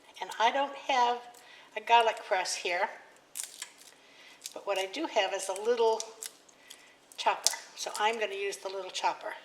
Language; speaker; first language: English; native; English